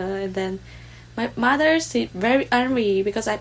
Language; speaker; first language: English; non-native, learner; Vietnamese